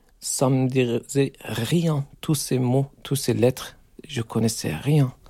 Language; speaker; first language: French; non-native, learner; Turkish